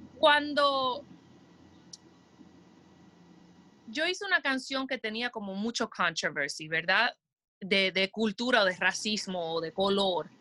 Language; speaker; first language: Spanish; early bilingual, heritage; Spanish